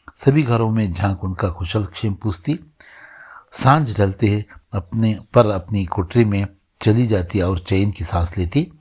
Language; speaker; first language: Hindi; non-native, local second language; Kannada